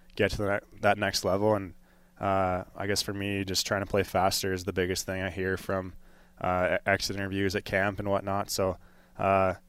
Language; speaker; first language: English; native; English